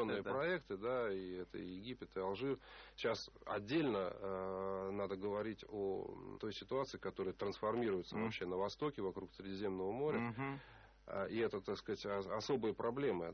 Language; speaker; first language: Russian; native; Russian